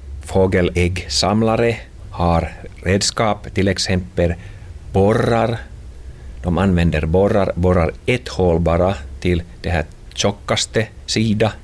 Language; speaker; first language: Swedish; non-native, local second language; Finnish